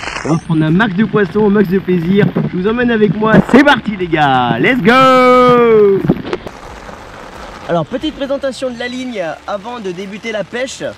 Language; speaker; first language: French; native; French